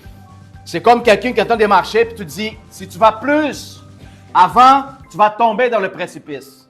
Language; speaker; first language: French; native; French